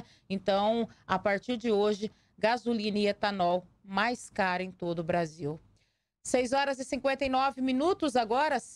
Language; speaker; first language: Portuguese; native; Portuguese